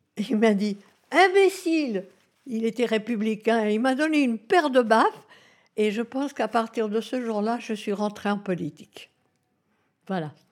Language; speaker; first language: French; early bilingual, other home language; Spanish